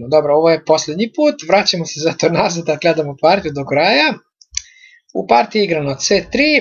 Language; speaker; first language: Serbian; native; Serbian